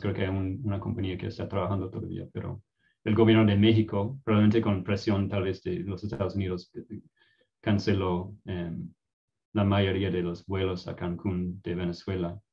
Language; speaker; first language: Spanish; non-native, fluent; English